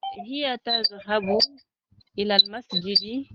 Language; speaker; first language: Arabic; non-native, learner; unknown